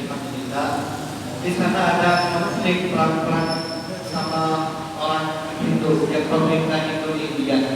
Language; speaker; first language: Indonesian; non-native, learner; Urdu